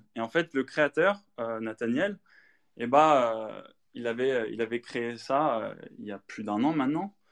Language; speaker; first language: French; native; French